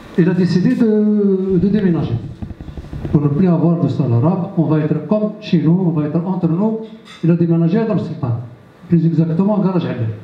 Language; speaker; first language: French; non-native, local second language; Berber languages